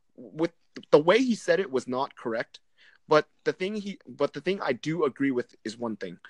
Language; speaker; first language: English; non-native, fluent; Vietnamese